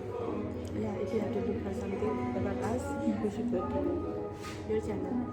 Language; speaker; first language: English; non-native, learner; Tibetan